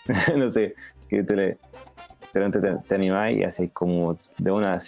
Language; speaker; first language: Spanish; native; Spanish